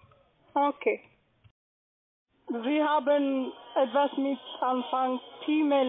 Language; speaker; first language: German; non-native, fluent; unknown